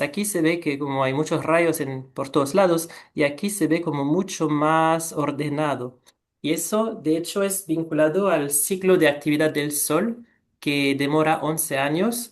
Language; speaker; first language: Spanish; non-native, fluent; French